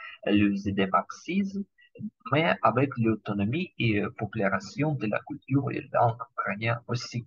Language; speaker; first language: French; non-native, learner; Ukrainian